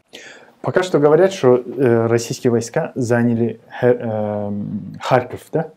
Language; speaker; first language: Russian; non-native, fluent; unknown